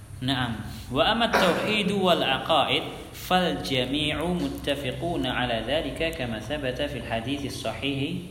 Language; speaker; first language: Arabic; non-native, fluent; Indonesian